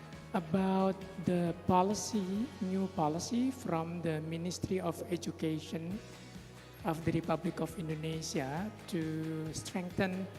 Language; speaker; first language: English; non-native, fluent; Indonesian